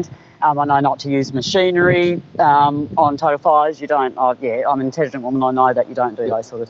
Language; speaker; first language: English; native; English